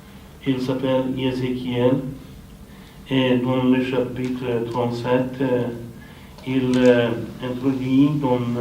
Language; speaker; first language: French; non-native, fluent; Romanian